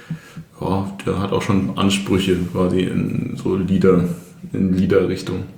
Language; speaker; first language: German; native; German